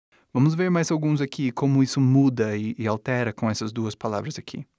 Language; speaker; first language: Portuguese; non-native, fluent; English